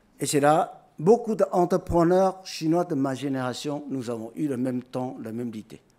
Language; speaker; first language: French; non-native, fluent; Chinese